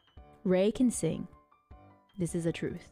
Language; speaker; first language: English; native; English